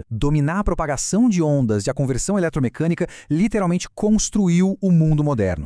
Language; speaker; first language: Portuguese; native; Portuguese